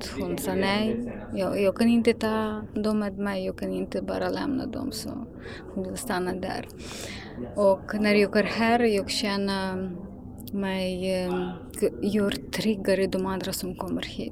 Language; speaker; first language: Swedish; non-native, learner; Ukrainian